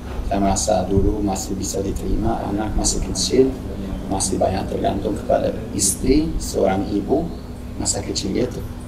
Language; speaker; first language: Indonesian; non-native, fluent; Swedish